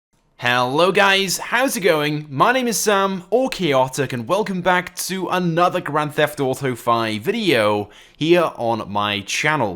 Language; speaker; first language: English; native; English